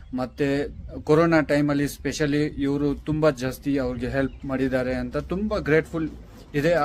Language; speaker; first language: Kannada; non-native, local second language; Ladakhi